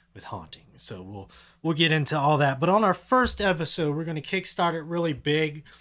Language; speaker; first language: English; native; English